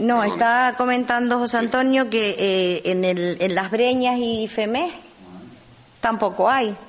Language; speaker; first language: Spanish; native; Spanish